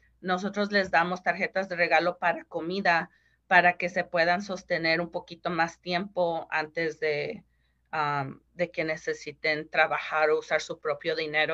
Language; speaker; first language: Spanish; early bilingual, heritage; Spanish